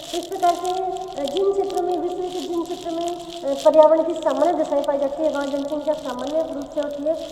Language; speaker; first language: Hindi; native; Hindi